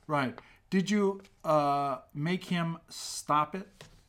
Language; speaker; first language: English; native; English